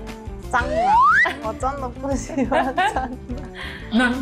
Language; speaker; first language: Chinese; non-native, learner; Korean